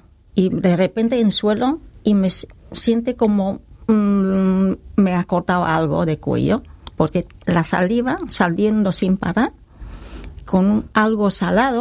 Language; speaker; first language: Spanish; non-native, learner; Khmer